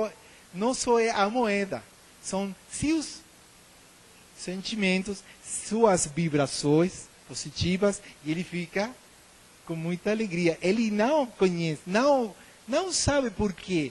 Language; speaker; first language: Portuguese; non-native, learner; Spanish